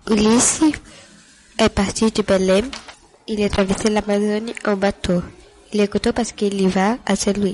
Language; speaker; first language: French; non-native, learner; English